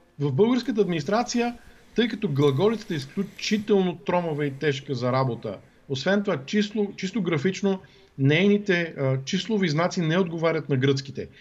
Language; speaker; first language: Bulgarian; native; Bulgarian